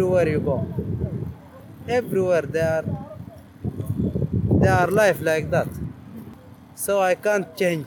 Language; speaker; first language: English; non-native, learner; Arabic